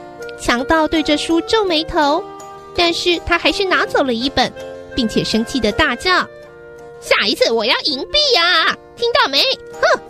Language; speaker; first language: Chinese; native; Chinese